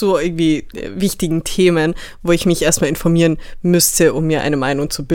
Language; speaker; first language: German; native; German